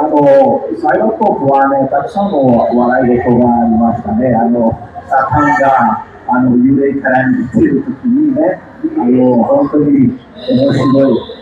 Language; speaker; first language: Japanese; non-native, fluent; Portuguese